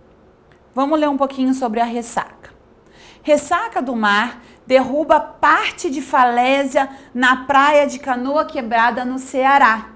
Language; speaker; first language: Portuguese; native; Portuguese